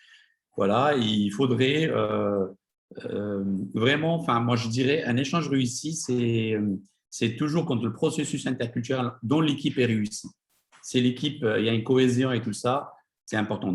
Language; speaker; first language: French; non-native, fluent; Spanish